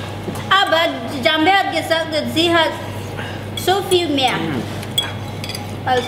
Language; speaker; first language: German; non-native, learner; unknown